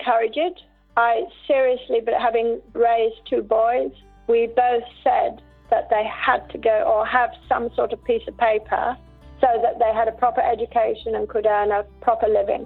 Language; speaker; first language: English; native; English